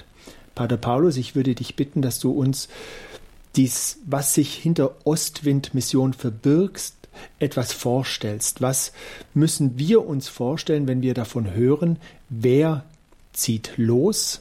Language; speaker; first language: German; native; German